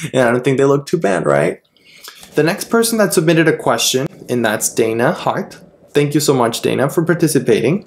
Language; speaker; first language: English; non-native, fluent; Spanish